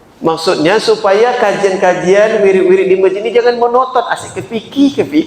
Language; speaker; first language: Malay; native; Malay